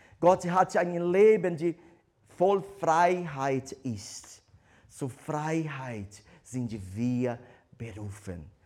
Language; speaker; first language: German; non-native, fluent; Portuguese